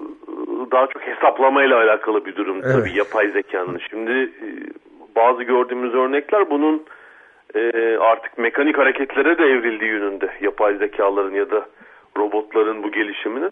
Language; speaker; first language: Turkish; native; Turkish